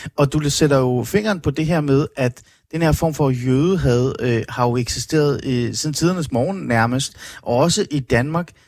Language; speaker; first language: Danish; early bilingual, other home language; Persian